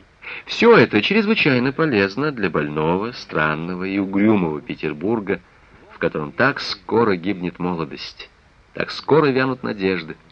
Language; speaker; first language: Russian; native; Russian